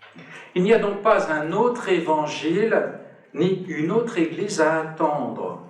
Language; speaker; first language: French; native; French